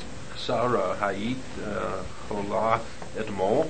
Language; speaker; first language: Hebrew; non-native, learner; English